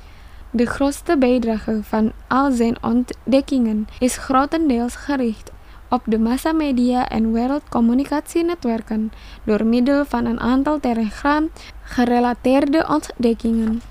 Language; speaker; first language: Dutch; non-native, fluent; Indonesian